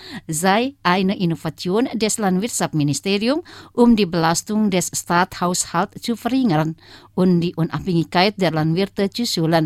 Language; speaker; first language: German; non-native, fluent; Indonesian